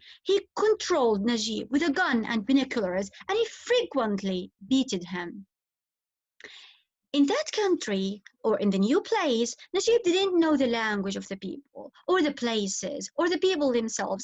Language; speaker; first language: English; non-native, fluent; Arabic